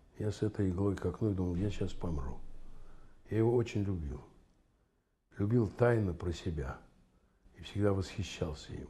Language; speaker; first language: Russian; native; Russian